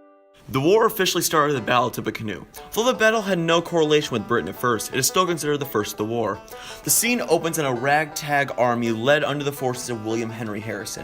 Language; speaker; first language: English; native; English